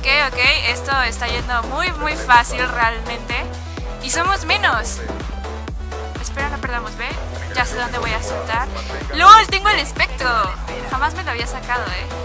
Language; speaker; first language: Spanish; native; Spanish